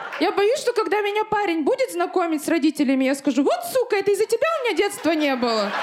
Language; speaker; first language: Russian; native; Russian